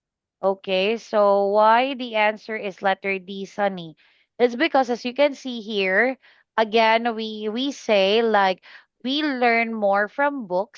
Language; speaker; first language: English; non-native, fluent; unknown